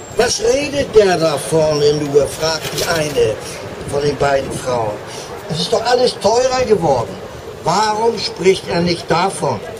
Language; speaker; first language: German; native; German